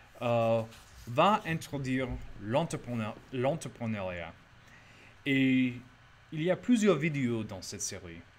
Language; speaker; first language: French; non-native, fluent; English